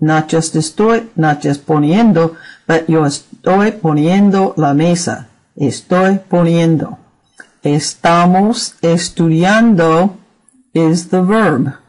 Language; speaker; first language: Spanish; non-native, fluent; English